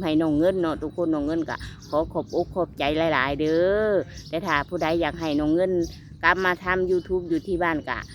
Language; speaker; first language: Thai; non-native, local second language; Lao